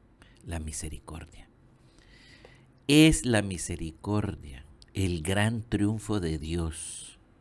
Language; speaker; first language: Spanish; native; Spanish